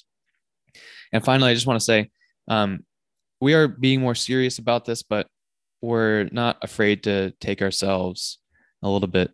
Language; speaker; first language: English; native; English